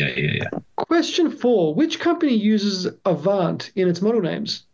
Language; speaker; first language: English; native; English